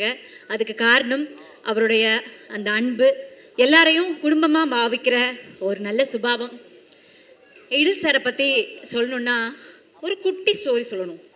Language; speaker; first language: Tamil; native; Tamil